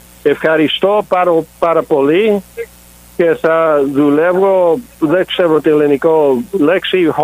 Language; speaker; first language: Greek; early bilingual, heritage; English